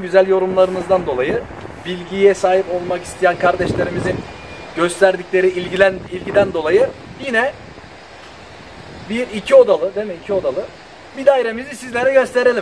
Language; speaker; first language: Turkish; native; Turkish